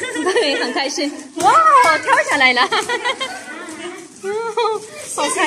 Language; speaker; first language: Chinese; non-native, learner; Urdu